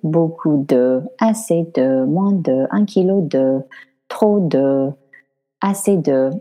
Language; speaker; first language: French; non-native, fluent; English